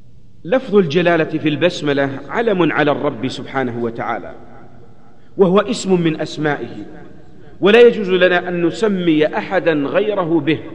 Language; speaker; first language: Arabic; native; Arabic